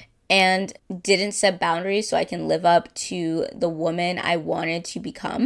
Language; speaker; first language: English; native; English